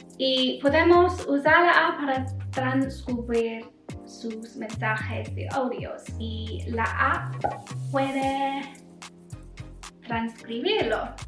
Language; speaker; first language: Spanish; non-native, learner; English